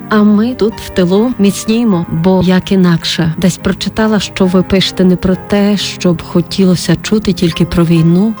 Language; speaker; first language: Ukrainian; native; Ukrainian